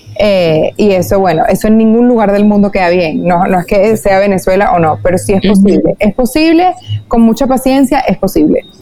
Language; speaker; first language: Spanish; native; Spanish